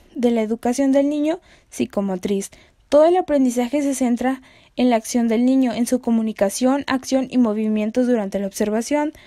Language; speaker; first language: Spanish; native; Spanish